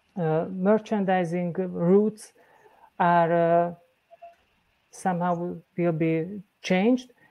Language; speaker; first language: English; non-native, learner; Hungarian